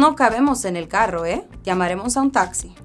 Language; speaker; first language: Spanish; non-native, fluent; English